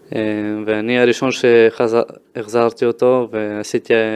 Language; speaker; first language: Hebrew; early bilingual, other home language; Ukrainian